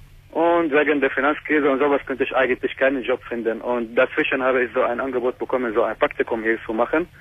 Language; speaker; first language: German; non-native, fluent; Arabic